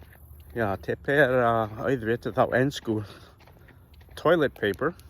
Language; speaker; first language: Icelandic; non-native, learner; English